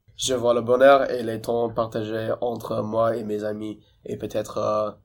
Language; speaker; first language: French; non-native, fluent; English